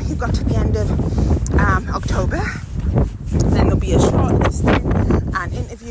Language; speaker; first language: English; native; English